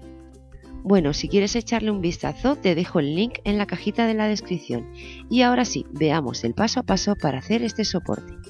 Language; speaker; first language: Spanish; native; Spanish